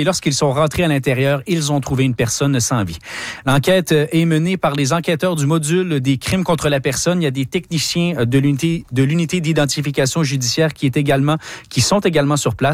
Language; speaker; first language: French; native; French